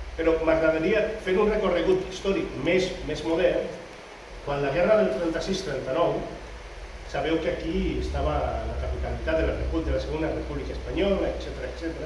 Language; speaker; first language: Catalan; non-native, local second language; Spanish